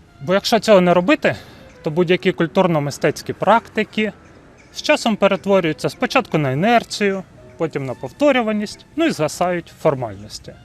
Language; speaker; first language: Ukrainian; native; Ukrainian